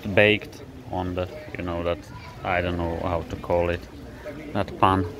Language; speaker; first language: English; non-native, fluent; Slovak